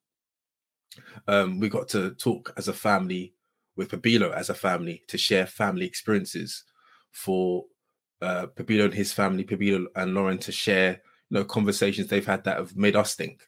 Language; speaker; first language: English; native; English